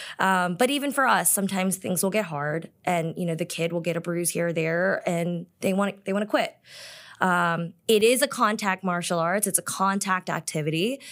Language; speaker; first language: English; early bilingual, other home language; Korean